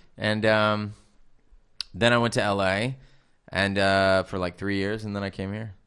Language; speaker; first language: English; native; English